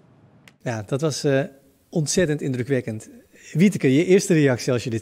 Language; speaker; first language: Dutch; native; Dutch